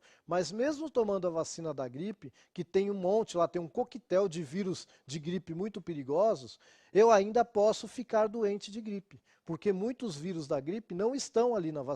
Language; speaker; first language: Portuguese; native; Portuguese